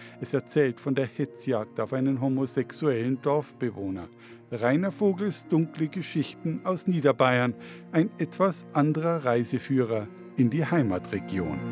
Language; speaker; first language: German; native; German